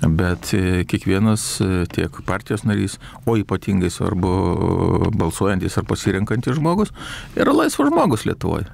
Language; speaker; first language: Lithuanian; native; Lithuanian